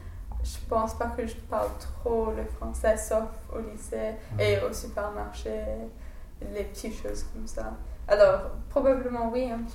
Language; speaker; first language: French; non-native, fluent; English